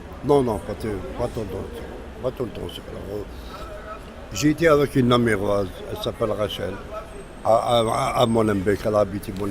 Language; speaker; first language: French; non-native, local second language; Arabic